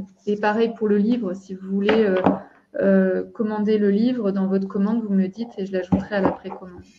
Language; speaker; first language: French; native; French